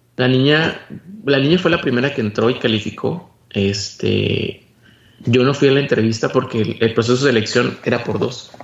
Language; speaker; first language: Spanish; native; Spanish